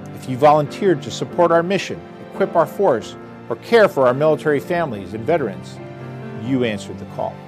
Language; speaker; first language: English; native; English